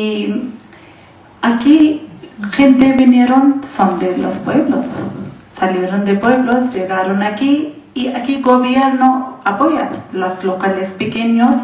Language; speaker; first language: Spanish; non-native, learner; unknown